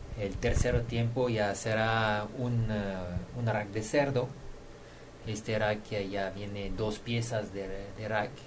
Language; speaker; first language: Spanish; non-native, fluent; French